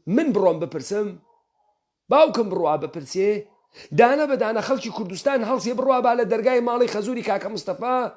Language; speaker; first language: Central Kurdish; native; Central Kurdish